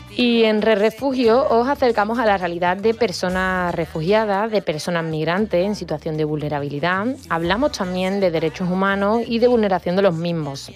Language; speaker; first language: Spanish; native; Spanish